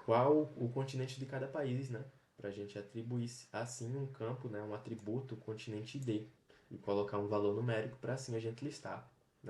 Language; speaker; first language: Portuguese; native; Portuguese